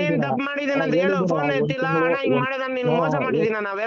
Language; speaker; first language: Kannada; native; Kannada